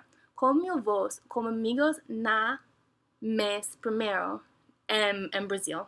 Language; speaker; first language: Portuguese; non-native, learner; English